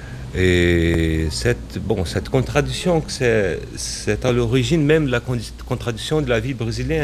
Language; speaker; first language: French; non-native, fluent; Portuguese